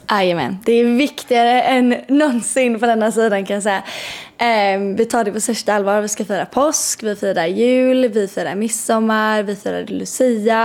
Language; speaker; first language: Swedish; native; Swedish